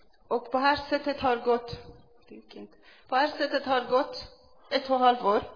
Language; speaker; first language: Swedish; non-native, fluent; Persian